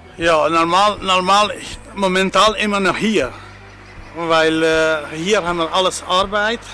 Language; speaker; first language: German; non-native, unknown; Albanian